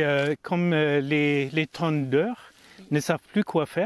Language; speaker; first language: French; non-native, learner; German